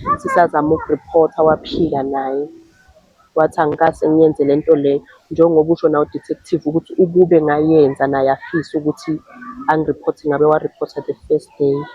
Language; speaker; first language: Zulu; native; Zulu